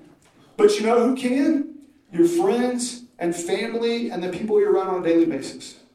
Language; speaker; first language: English; native; English